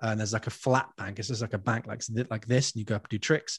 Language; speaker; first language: English; native; English